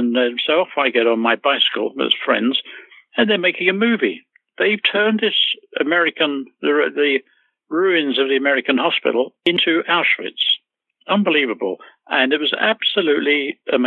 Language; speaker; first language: English; native; English